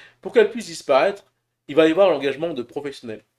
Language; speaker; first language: French; native; French